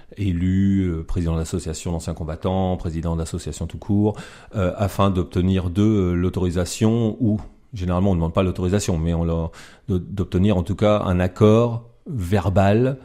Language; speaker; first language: French; native; French